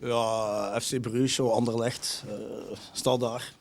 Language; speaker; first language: Dutch; native; Dutch